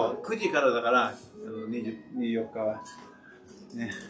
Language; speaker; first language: Japanese; non-native, fluent; English